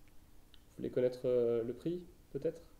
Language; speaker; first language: French; native; French